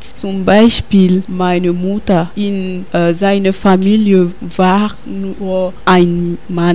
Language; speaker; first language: German; non-native, learner; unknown